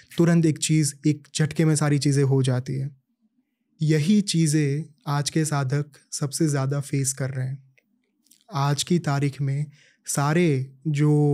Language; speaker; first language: Hindi; native; Hindi